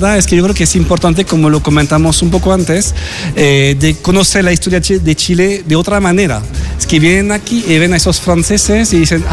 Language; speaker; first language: Spanish; non-native, fluent; French